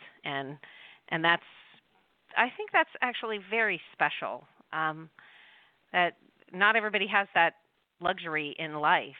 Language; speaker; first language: English; native; English